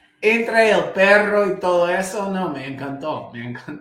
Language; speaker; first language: Spanish; non-native, fluent; English